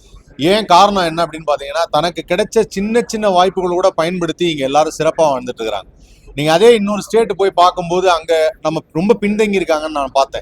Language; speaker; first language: Tamil; native; Tamil